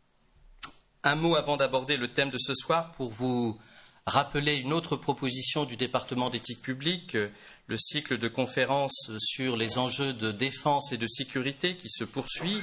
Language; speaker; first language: French; native; French